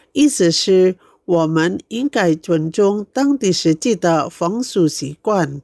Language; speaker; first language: Chinese; non-native, fluent; Indonesian